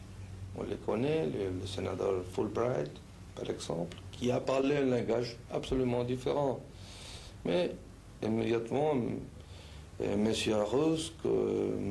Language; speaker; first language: French; non-native, fluent; Spanish